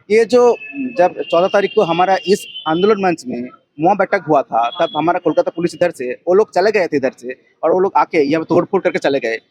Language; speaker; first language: Hindi; non-native, local second language; Bangla